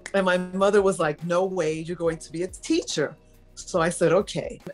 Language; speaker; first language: English; native; English